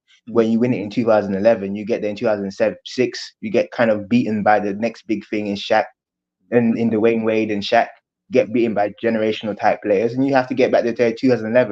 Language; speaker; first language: English; native; English